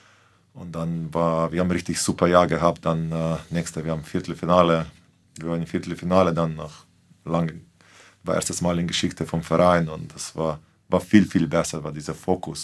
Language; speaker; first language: German; non-native, fluent; Slovenian